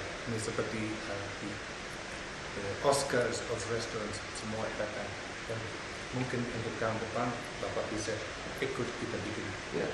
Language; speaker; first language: Indonesian; non-native, fluent; English